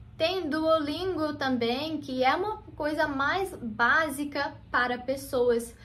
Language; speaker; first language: Portuguese; non-native, fluent; English